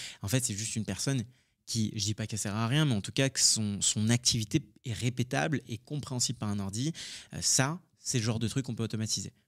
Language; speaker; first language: French; early bilingual, other home language; Hindi